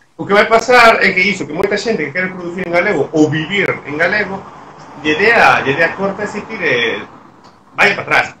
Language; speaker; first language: Galician; native; Galician